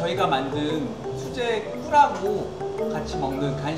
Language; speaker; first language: Korean; native; Korean